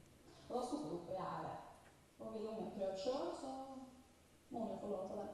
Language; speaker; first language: Norwegian; native; Norwegian